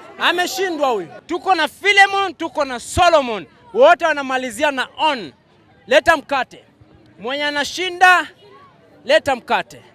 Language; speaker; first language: Swahili; native; Swahili